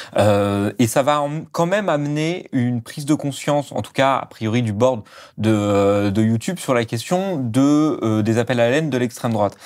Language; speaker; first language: French; native; French